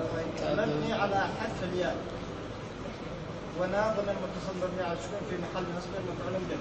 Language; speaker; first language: Arabic; non-native, learner; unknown